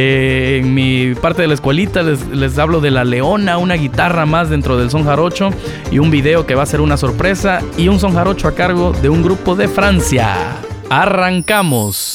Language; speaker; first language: Spanish; native; Spanish